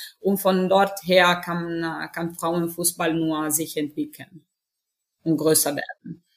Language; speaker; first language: German; non-native, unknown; Italian